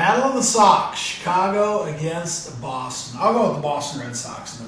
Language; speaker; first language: English; native; English